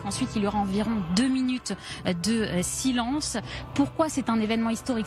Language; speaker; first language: French; native; French